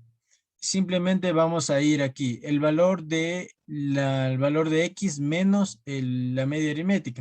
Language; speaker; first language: Spanish; native; Spanish